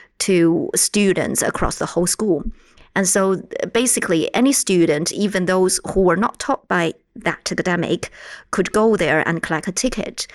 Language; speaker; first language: English; non-native, fluent; Chinese